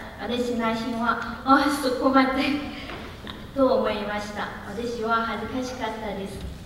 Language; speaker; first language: Japanese; non-native, learner; Chinese